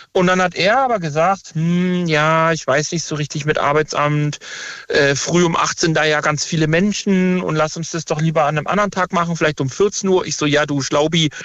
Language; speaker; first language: German; native; German